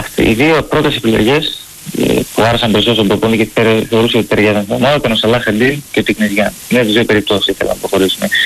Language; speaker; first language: Greek; native; Greek